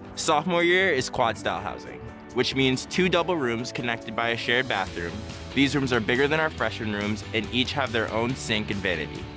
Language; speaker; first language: English; native; English